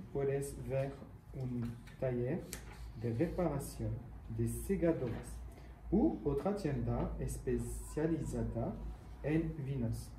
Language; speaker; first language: Spanish; non-native, learner; French